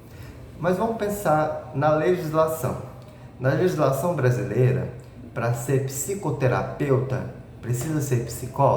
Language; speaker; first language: Portuguese; native; Portuguese